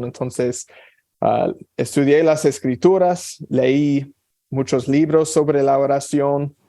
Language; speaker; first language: Spanish; non-native, fluent; English